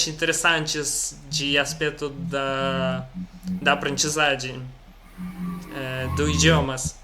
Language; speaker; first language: Portuguese; non-native, learner; Russian